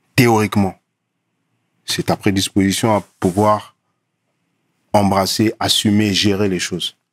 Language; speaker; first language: French; early bilingual, other home language; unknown